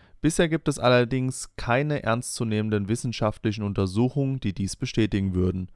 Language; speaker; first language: German; native; German